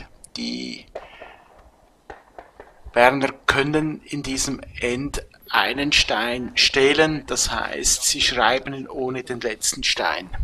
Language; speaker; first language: German; native; German